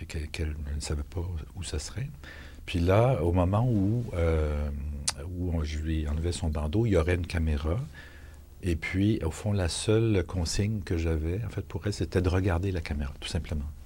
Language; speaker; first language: French; native; French